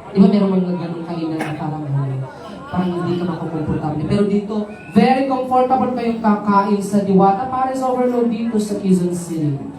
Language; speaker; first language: Filipino; native; Filipino